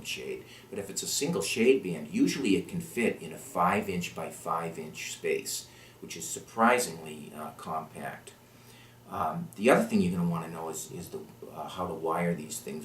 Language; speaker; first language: English; native; English